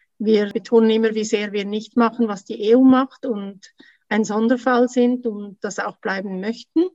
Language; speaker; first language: German; native; German